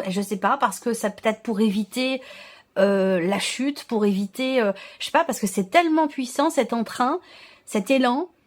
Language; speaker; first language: French; native; French